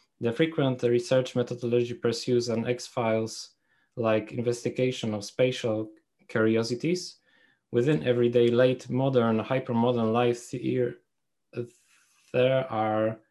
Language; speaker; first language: English; non-native, fluent; Polish